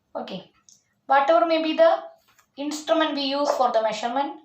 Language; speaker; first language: English; non-native, local second language; Malayalam